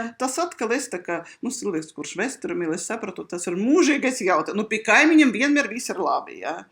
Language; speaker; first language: Latvian; non-native, local second language; Russian